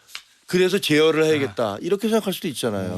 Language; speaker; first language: Korean; native; Korean